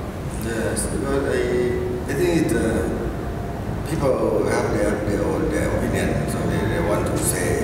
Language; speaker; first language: English; non-native, learner; Thai